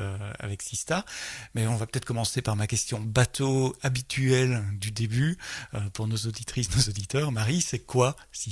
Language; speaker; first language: French; native; French